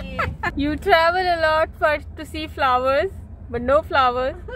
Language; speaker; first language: English; non-native, fluent; Urdu